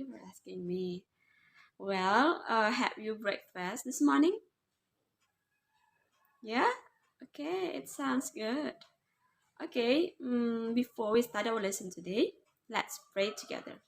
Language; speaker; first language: English; non-native, learner; Indonesian